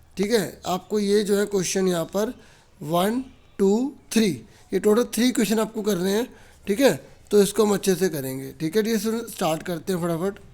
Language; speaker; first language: Hindi; native; Hindi